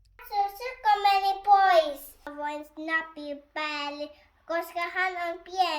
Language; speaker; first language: Finnish; non-native, learner; Filipino